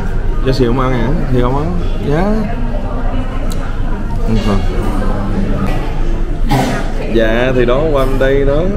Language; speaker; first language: Vietnamese; early bilingual, heritage; Vietnamese